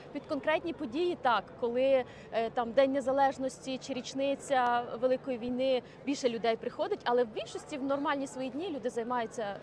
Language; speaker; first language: Ukrainian; native; Ukrainian